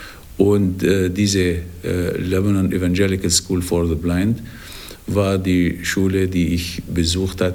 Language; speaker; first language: German; non-native, fluent; Arabic